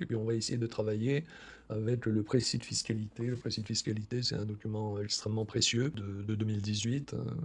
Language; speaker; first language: French; native; French